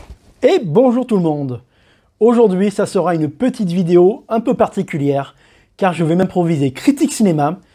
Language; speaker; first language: French; native; French